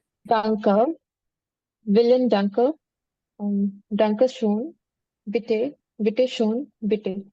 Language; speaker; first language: German; non-native, learner; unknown